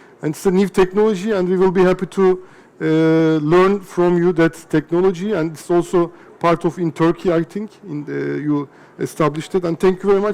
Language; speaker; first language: English; non-native, fluent; Turkish